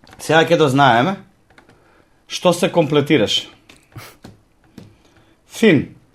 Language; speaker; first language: Macedonian; native; Macedonian